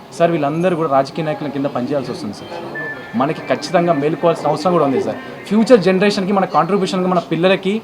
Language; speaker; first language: Telugu; native; Telugu